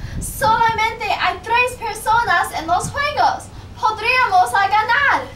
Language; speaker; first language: Spanish; non-native, learner; English